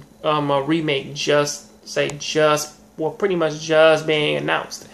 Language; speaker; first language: English; native; English